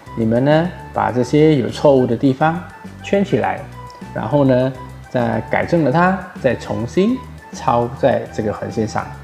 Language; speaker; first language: Malay; non-native, local second language; Chinese